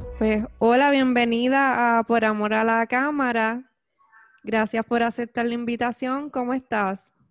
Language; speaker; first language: Spanish; native; Spanish